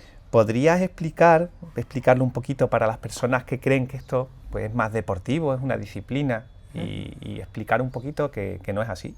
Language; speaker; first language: Spanish; native; Spanish